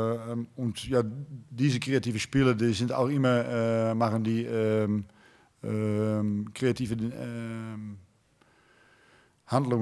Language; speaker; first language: German; non-native, fluent; Dutch